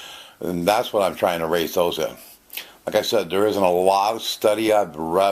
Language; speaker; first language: English; native; English